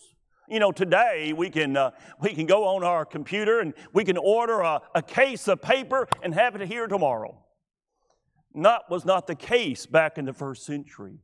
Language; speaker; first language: English; native; English